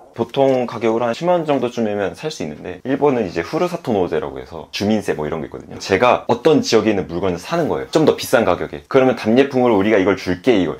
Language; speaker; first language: Korean; native; Korean